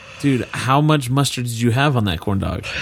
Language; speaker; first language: English; native; English